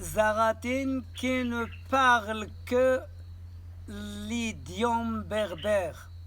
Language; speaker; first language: French; non-native, local second language; Arabic